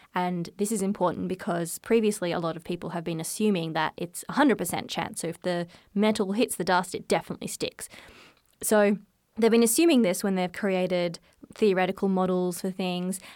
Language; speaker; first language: English; native; English